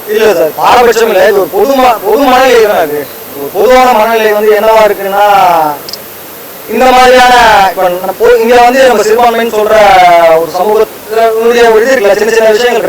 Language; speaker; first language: Tamil; native; Tamil